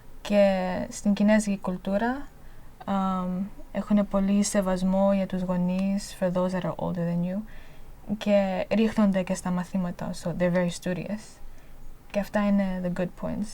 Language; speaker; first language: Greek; early bilingual, heritage; Greek